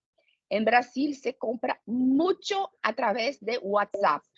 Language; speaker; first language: Spanish; non-native, fluent; Portuguese